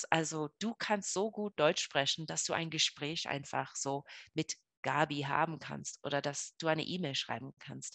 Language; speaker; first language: German; non-native, fluent; English